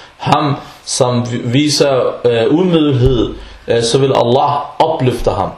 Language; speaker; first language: Danish; early bilingual, other home language; Arabic